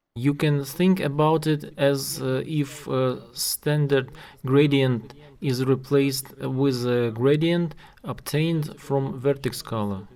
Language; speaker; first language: English; non-native, learner; Russian